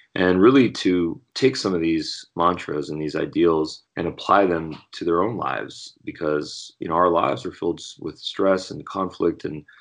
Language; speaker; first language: English; native; English